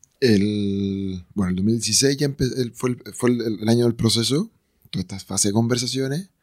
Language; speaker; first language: Spanish; native; Spanish